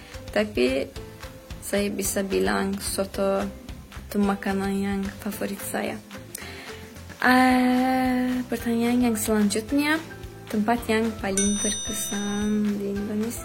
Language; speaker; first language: Indonesian; non-native, fluent; Azerbaijani